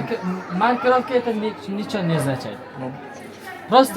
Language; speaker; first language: Russian; non-native, local second language; Uzbek